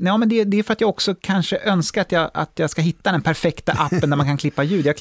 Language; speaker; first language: Swedish; native; Swedish